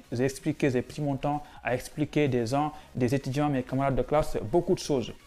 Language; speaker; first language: French; non-native, local second language; Wolof